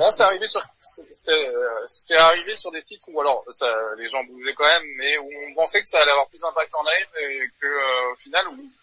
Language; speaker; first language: French; native; French